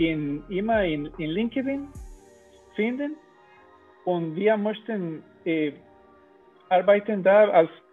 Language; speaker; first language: German; non-native, learner; Spanish